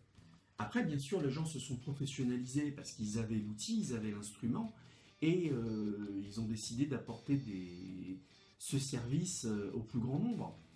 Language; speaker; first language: French; native; French